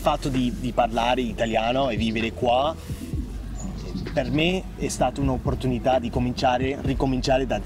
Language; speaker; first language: Italian; non-native, fluent; English